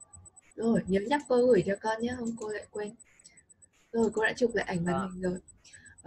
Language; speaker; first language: Vietnamese; native; Vietnamese